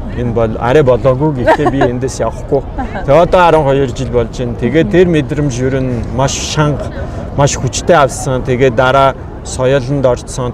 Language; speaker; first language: Mongolian; non-native, fluent; French